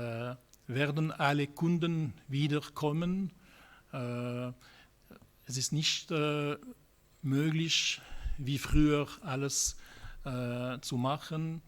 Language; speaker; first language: German; non-native, local second language; French